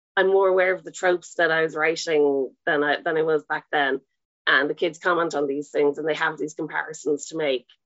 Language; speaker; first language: English; native; English